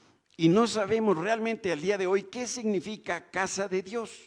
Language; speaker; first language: Spanish; native; Spanish